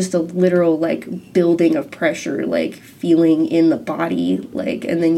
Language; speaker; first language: English; native; English